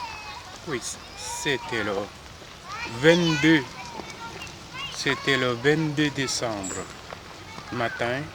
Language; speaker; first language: French; non-native, fluent; Korean